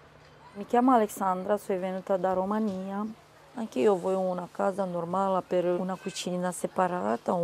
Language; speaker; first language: Italian; non-native, local second language; Romanian